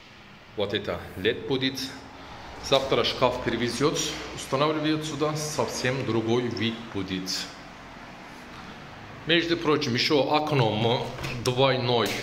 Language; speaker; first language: Russian; non-native, local second language; Turkish